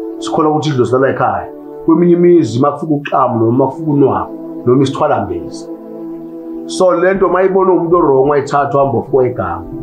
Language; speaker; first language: Zulu; native; Zulu